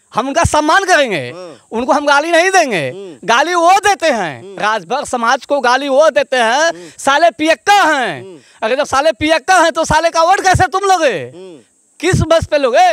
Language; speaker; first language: Hindi; native; Hindi